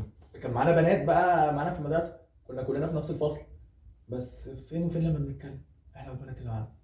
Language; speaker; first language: Arabic; native; Arabic